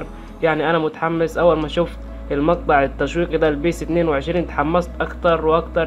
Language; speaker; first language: Arabic; native; Arabic